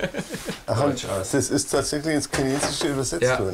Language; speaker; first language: German; native; German